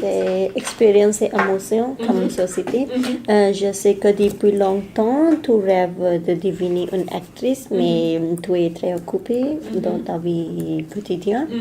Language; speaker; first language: French; non-native, learner; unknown